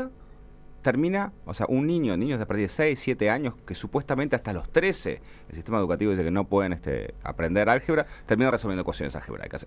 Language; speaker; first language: Spanish; native; Spanish